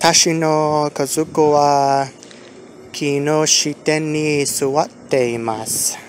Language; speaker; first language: Japanese; non-native, learner; English